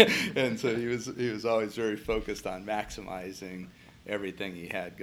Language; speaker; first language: English; native; English